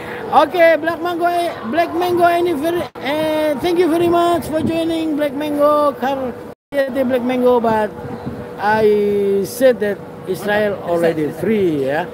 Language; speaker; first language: English; non-native, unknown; Indonesian